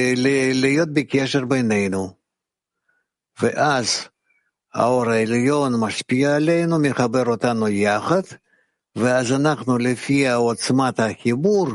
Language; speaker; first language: Hebrew; non-native, fluent; Russian